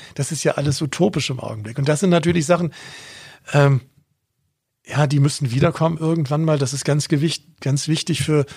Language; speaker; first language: German; native; German